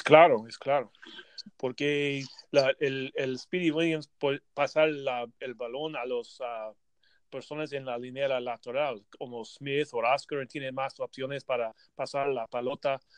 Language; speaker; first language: Spanish; non-native, learner; English